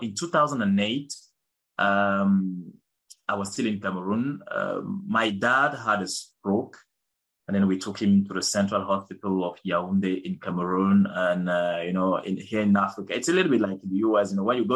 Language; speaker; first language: English; non-native, local second language; French